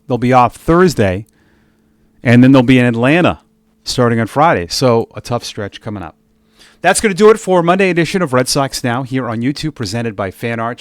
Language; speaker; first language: English; native; English